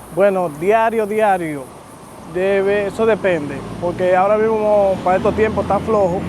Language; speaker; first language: Spanish; native; Spanish